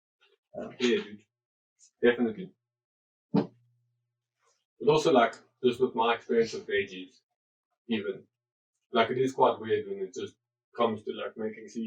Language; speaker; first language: English; native; English